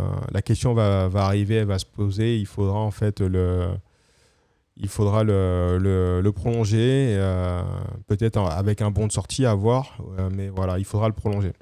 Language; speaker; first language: French; native; French